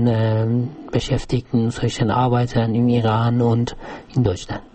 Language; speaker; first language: German; non-native, fluent; Persian